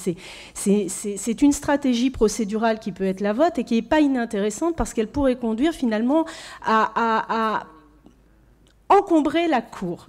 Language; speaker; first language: French; native; French